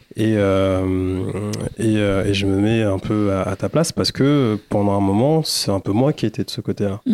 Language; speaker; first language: French; early bilingual, other home language; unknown